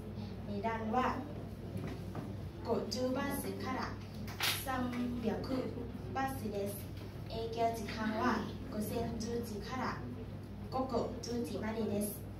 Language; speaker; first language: Japanese; non-native, learner; Thai